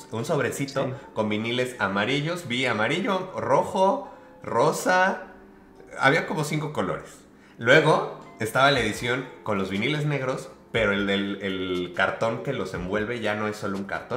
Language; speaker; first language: Spanish; native; Spanish